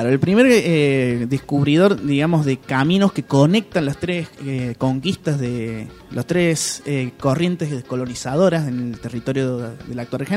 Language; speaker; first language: Spanish; native; Spanish